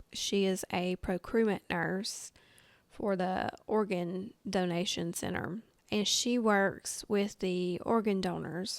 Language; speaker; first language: English; native; English